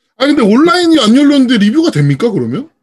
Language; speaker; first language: Korean; native; Korean